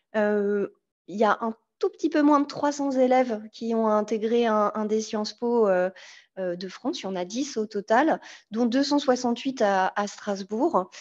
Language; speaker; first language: French; native; French